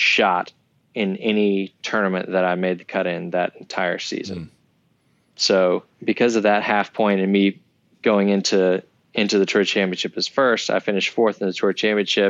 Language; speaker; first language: English; native; English